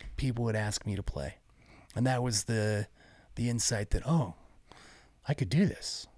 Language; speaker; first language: English; native; English